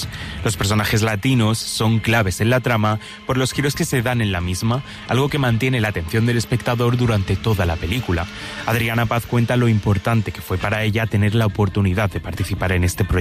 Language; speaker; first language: Spanish; native; Spanish